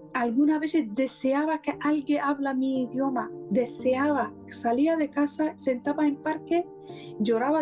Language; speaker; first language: Spanish; non-native, learner; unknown